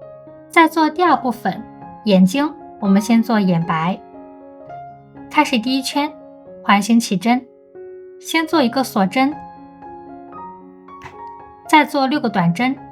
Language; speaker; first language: Chinese; native; Chinese